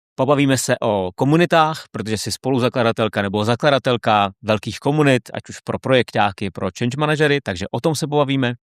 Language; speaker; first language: Czech; native; Czech